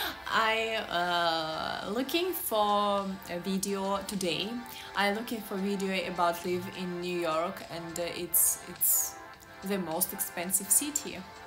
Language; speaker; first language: English; non-native, learner; Russian